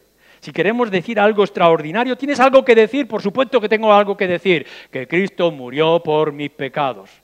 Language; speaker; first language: Spanish; native; Spanish